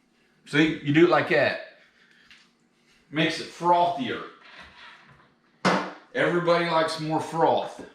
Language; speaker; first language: English; native; English